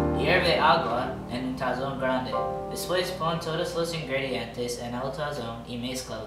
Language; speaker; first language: Spanish; non-native, learner; English